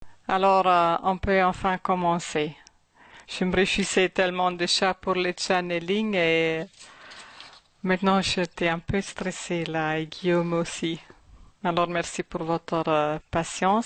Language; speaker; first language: French; non-native, fluent; German